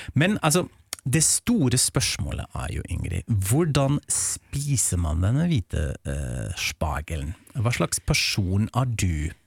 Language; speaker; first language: Norwegian; non-native, fluent; German